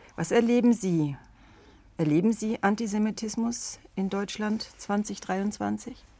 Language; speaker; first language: German; native; German